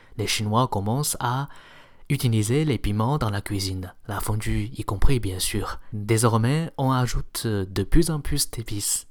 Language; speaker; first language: French; non-native, fluent; Chinese